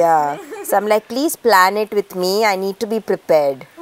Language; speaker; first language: English; non-native, local second language; Malayalam